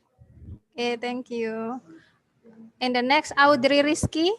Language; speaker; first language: English; non-native, learner; Indonesian